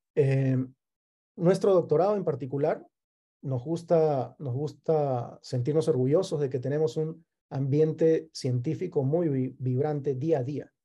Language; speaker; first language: Spanish; native; Spanish